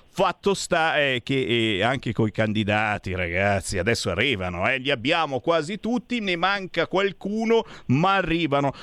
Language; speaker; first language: Italian; native; Italian